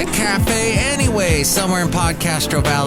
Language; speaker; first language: English; native; English